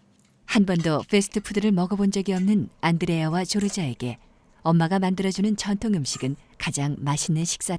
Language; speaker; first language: Korean; native; Korean